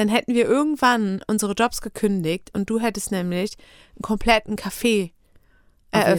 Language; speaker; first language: German; native; German